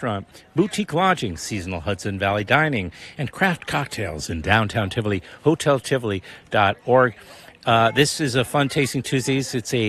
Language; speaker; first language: English; native; English